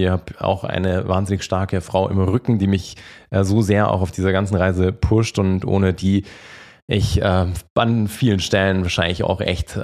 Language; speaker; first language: German; native; German